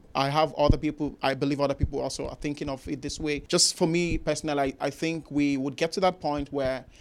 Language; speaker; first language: English; non-native, local second language; Igbo